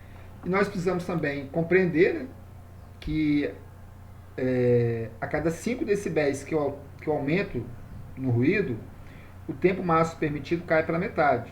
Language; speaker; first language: Portuguese; native; Portuguese